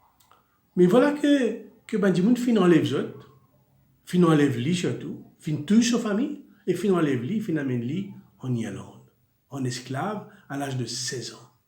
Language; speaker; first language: French; non-native, local second language; Morisyen